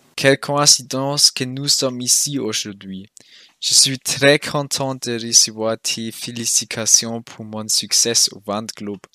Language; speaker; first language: French; non-native, fluent; German